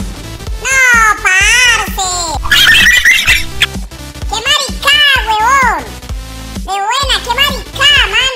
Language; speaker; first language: Spanish; native; Spanish